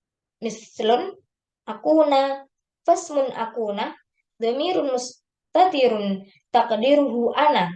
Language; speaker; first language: Arabic; non-native, learner; Indonesian